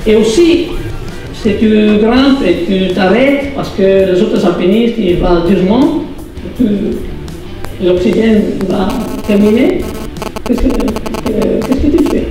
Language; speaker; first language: French; non-native, learner; Italian